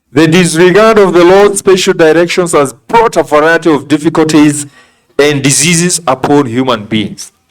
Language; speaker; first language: English; non-native, local second language; Swahili